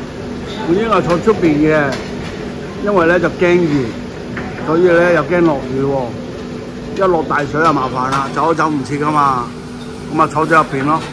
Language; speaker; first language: Cantonese; native; Cantonese